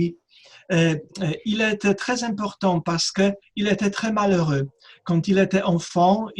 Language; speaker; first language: French; non-native, fluent; Polish